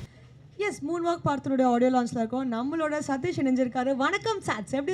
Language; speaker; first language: Tamil; native; Tamil